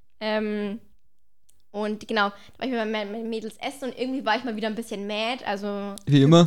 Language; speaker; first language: German; native; German